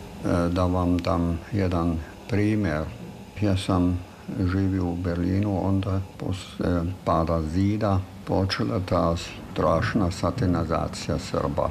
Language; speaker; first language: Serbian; non-native, fluent; German